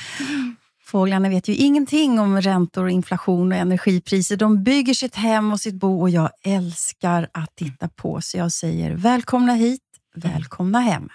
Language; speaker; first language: Swedish; native; Swedish